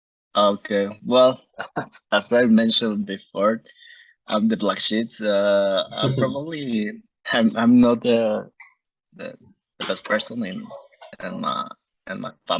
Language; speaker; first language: English; non-native, learner; Spanish